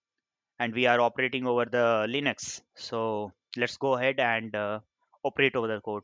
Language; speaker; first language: English; non-native, local second language; Hindi